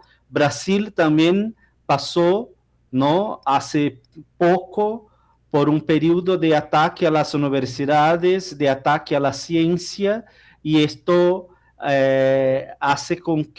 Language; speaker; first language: Spanish; non-native, fluent; Portuguese